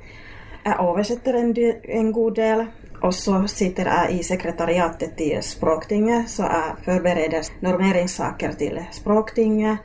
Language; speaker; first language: Swedish; non-native, local second language; Finnish